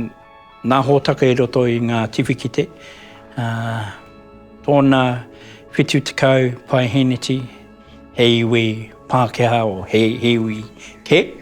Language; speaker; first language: Māori; non-native, local second language; English